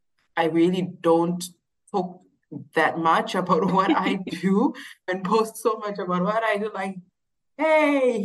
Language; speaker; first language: English; non-native, local second language; Shona